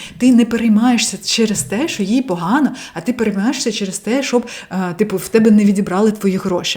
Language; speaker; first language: Ukrainian; non-native, local second language; Russian